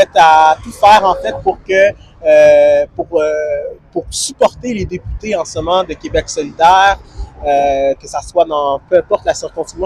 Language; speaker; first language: French; native; French